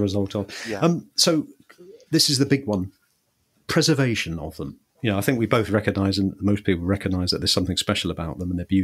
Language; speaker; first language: English; native; English